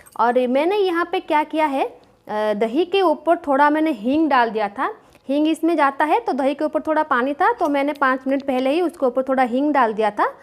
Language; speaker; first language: Hindi; non-native, local second language; Bangla